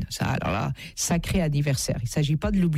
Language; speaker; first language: French; native; French